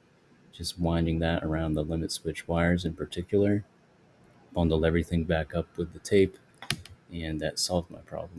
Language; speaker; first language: English; native; English